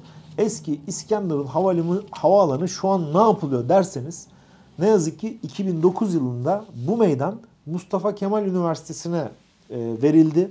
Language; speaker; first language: Turkish; native; Turkish